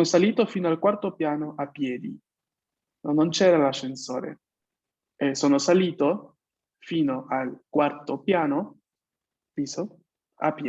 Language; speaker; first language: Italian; non-native, fluent; Spanish